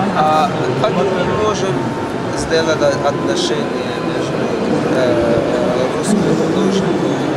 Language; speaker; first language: Russian; non-native, learner; Persian